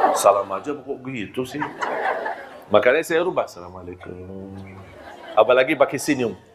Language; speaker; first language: Malay; non-native, fluent; Arabic